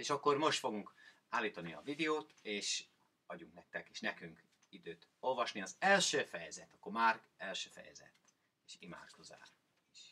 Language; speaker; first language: Hungarian; non-native, learner; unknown